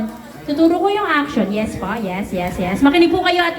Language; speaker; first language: Filipino; native; Filipino